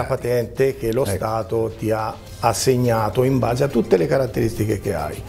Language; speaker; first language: Italian; native; Italian